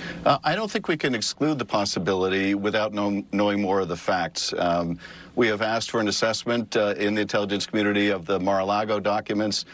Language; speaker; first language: English; native; English